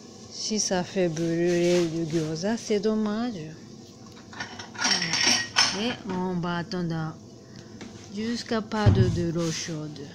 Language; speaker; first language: French; non-native, learner; Japanese